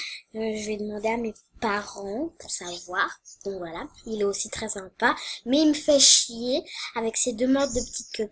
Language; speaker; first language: French; native; French